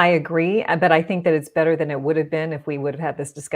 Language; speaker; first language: English; native; English